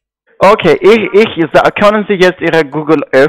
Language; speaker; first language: German; non-native, learner; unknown